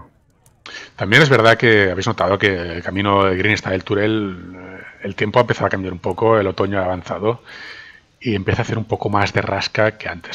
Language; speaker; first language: Spanish; native; Spanish